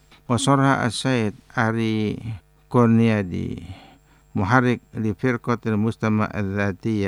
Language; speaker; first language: Arabic; non-native, fluent; Indonesian